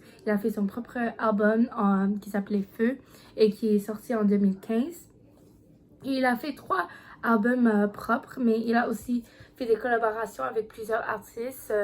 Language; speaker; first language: French; non-native, learner; English